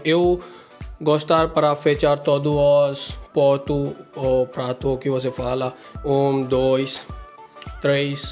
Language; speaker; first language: Portuguese; non-native, learner; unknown